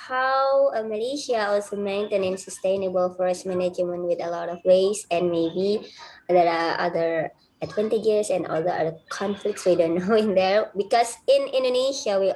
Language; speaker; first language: English; non-native, fluent; Indonesian